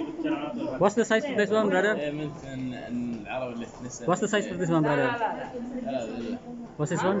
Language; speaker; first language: English; non-native, learner; Filipino